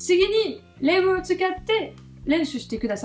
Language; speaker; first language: Japanese; non-native, fluent; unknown